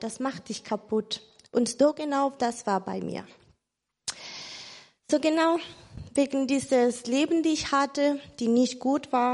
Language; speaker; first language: German; non-native, fluent; Spanish